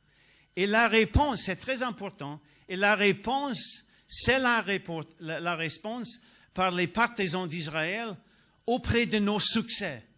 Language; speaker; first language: French; non-native, learner; English